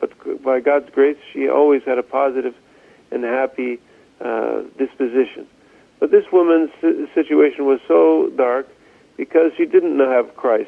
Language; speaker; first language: English; native; English